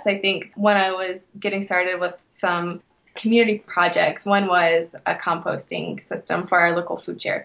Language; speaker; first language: English; native; English